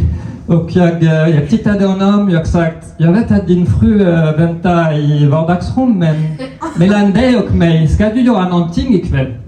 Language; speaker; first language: Swedish; non-native, fluent; French